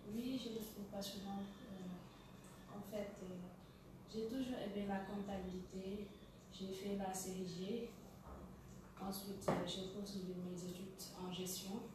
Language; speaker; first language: French; non-native, local second language; Wolof